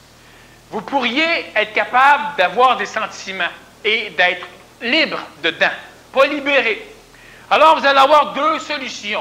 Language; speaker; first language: French; native; French